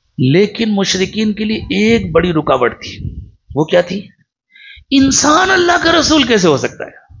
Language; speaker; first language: Urdu; native; Urdu